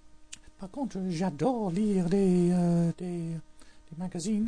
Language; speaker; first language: French; non-native, learner; English